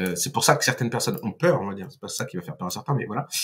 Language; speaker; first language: French; non-native, fluent; Portuguese